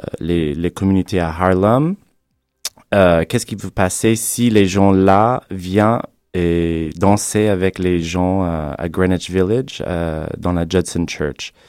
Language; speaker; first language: French; non-native, fluent; English